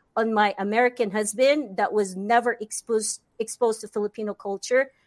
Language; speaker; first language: English; non-native, local second language; Cebuano